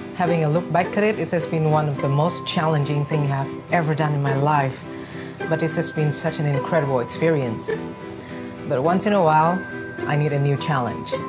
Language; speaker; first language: English; non-native, fluent; Vietnamese